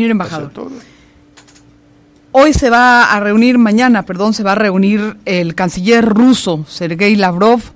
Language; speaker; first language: Spanish; native; Spanish